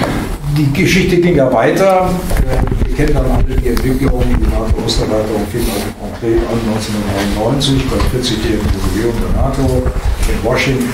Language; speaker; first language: German; native; German